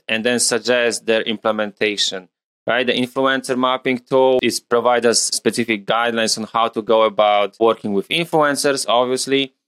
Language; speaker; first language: English; non-native, fluent; Polish